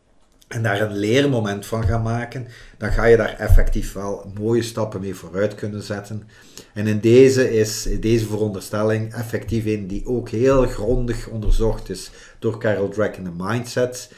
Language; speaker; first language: Dutch; native; Dutch